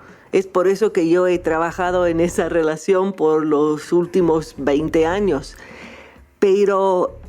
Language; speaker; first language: Spanish; non-native, fluent; English